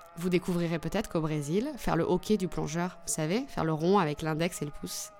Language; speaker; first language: French; native; French